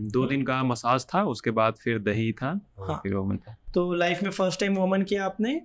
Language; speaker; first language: Hindi; native; Hindi